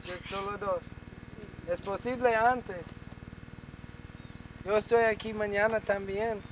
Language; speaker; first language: Spanish; non-native, learner; English